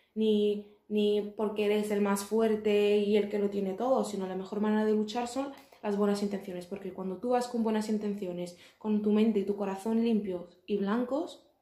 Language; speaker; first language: Spanish; early bilingual, other home language; Arabic